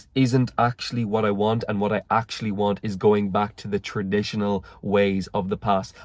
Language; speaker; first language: English; native; English